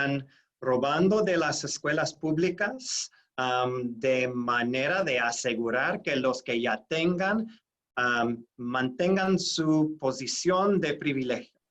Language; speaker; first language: Spanish; non-native, fluent; English